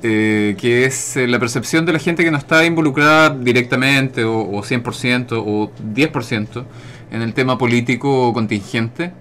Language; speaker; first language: Spanish; native; Spanish